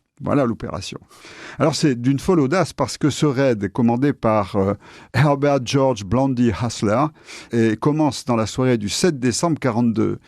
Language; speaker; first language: French; native; French